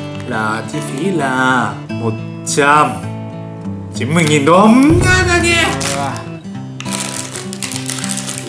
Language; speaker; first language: Vietnamese; non-native, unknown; Japanese